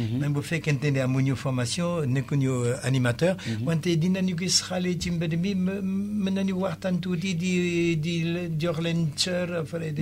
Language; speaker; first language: Wolof; native; Wolof